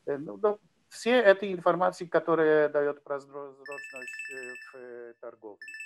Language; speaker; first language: Russian; non-native, learner; Polish